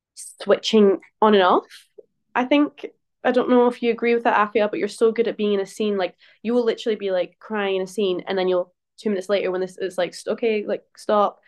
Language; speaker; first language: English; native; English